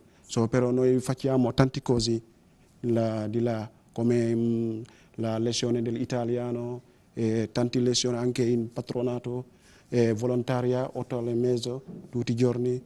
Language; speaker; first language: Italian; non-native, learner; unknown